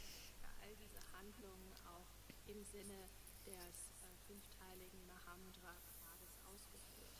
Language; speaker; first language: German; native; German